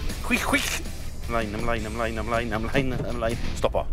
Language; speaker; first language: Welsh; non-native, learner; English